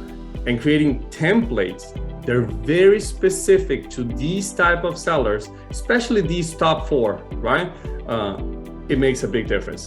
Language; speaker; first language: English; non-native, fluent; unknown